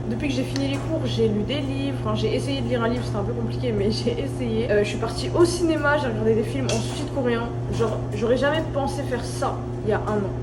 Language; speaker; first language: French; native; French